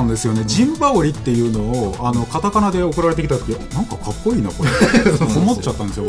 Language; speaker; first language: Japanese; native; Japanese